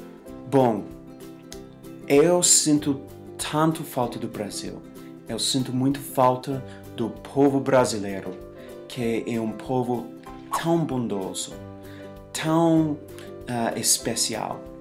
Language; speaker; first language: Portuguese; non-native, fluent; English